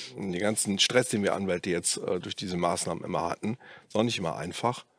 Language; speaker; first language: German; native; German